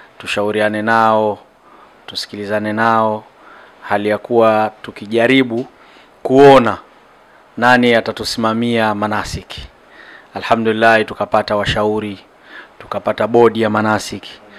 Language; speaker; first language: Swahili; native; Swahili